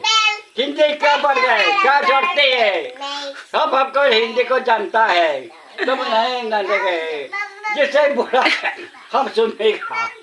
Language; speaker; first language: Hindi; non-native, local second language; Karbi